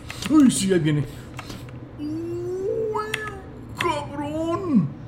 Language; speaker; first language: Spanish; native; Spanish